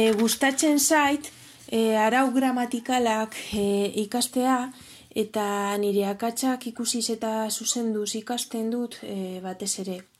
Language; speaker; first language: Basque; non-native, local second language; Spanish